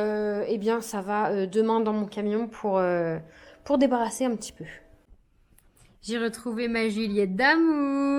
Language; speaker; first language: French; native; French